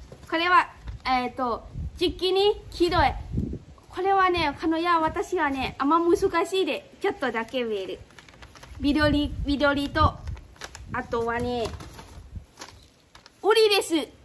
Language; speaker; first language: Japanese; non-native, local second language; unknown